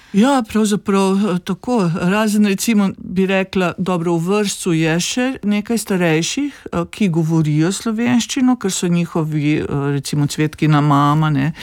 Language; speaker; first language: Slovenian; native; Slovenian